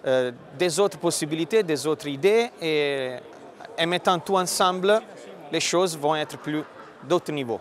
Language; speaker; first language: French; non-native, fluent; Italian